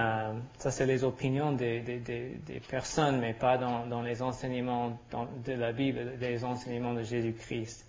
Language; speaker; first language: French; non-native, learner; English